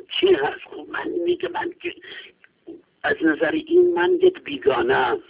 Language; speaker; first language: Persian; non-native, local second language; Kurdish